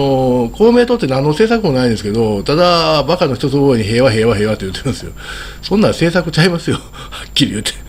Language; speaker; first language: Japanese; native; Japanese